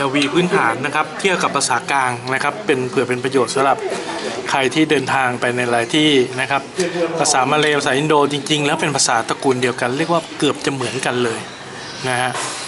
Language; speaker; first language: Thai; native; Thai